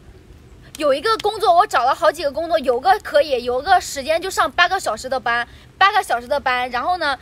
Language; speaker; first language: Chinese; native; Chinese